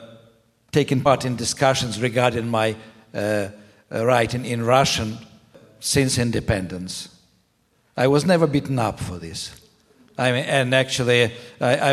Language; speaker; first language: English; non-native, fluent; Ukrainian